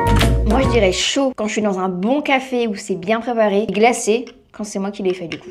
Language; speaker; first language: French; native; French